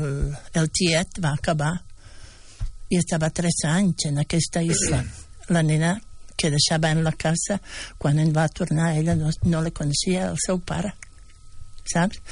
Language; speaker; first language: Catalan; non-native, fluent; Bosnian